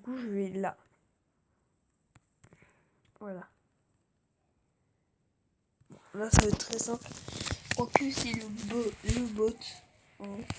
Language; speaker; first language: French; native; French